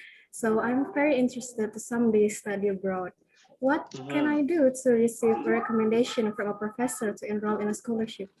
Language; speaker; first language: English; non-native, learner; Indonesian